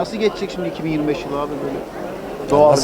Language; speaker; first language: Turkish; native; Turkish